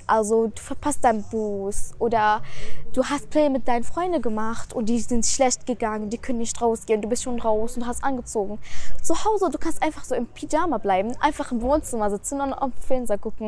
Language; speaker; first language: German; early bilingual, other home language; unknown